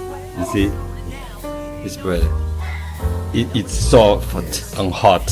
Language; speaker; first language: English; non-native, learner; Chinese